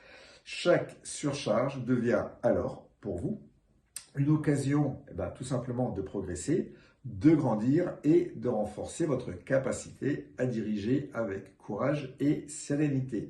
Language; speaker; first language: French; native; French